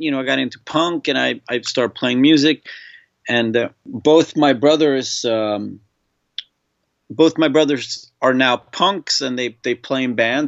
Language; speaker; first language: English; non-native, fluent; Swedish